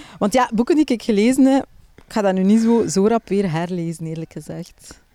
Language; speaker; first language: Dutch; native; Dutch